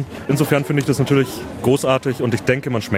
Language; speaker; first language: German; native; German